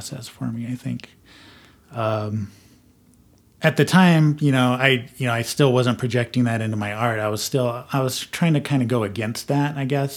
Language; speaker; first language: English; native; English